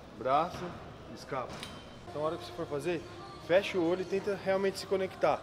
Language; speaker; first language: Portuguese; native; Portuguese